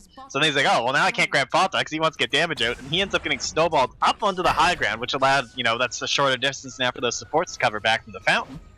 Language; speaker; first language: English; native; English